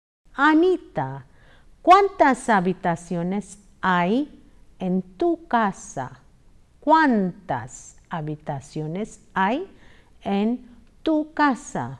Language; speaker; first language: Spanish; non-native, fluent; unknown